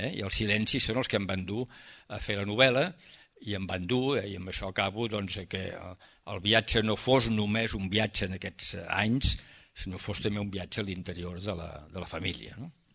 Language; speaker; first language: Catalan; early bilingual, heritage; Catalan